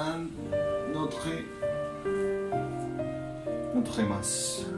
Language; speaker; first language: French; non-native, learner; Spanish